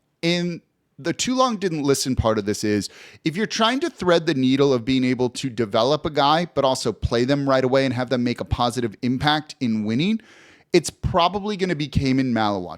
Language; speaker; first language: English; native; English